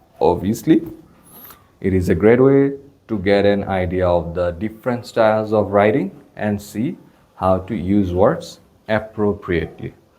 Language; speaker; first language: English; non-native, local second language; Bangla